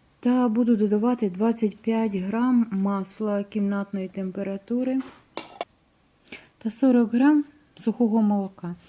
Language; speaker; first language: Ukrainian; native; Ukrainian